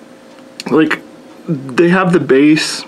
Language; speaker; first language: English; native; English